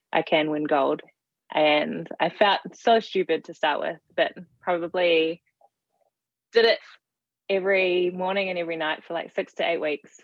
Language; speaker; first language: English; native; English